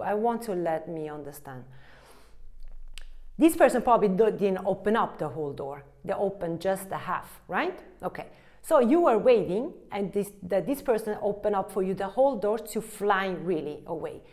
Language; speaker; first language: English; non-native, fluent; Italian